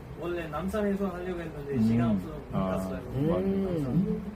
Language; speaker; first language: Korean; non-native, learner; Sinhala